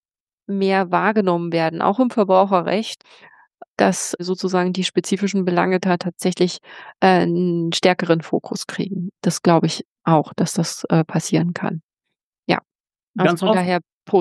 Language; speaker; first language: German; native; German